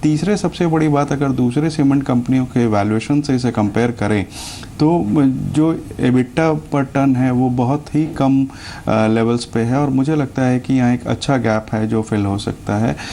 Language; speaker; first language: Hindi; native; Hindi